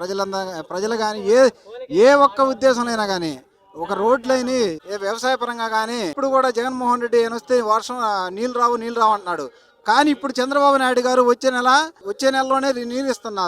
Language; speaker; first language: Telugu; native; Telugu